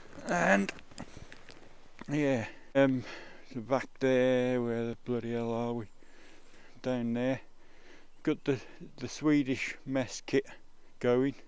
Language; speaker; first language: English; native; English